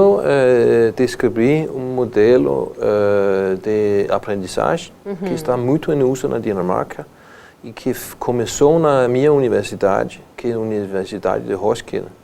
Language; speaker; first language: Portuguese; non-native, fluent; Danish